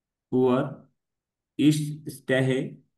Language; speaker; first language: German; non-native, learner; Marathi